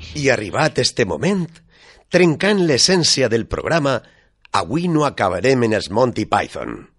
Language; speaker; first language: Catalan; non-native, local second language; Spanish